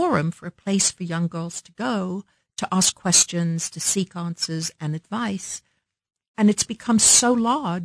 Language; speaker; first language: English; native; English